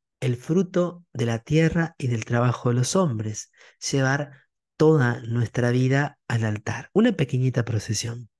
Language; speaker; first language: Spanish; native; Spanish